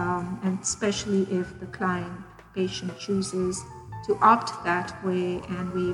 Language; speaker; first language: English; non-native, local second language; Urdu